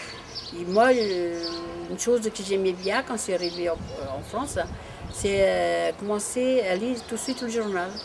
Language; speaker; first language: French; non-native, learner; Portuguese